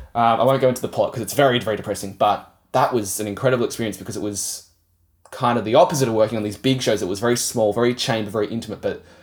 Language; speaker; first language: English; native; English